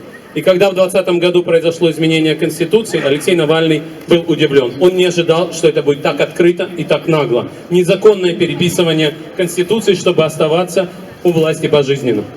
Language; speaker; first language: Russian; native; Russian